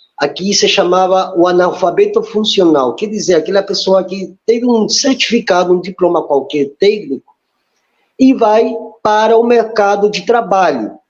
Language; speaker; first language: Portuguese; non-native, fluent; Spanish